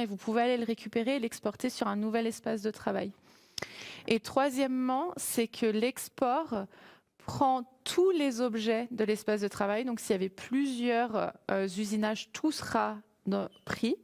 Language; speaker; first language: French; native; French